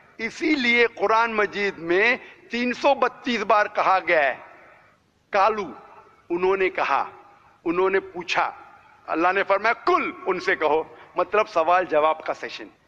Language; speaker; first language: Hindi; non-native, local second language; Konkani